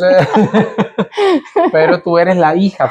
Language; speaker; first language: Spanish; native; Spanish